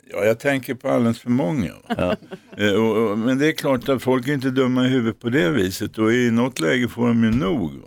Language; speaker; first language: Swedish; native; Swedish